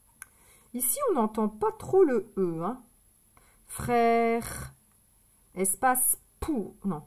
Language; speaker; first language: French; native; French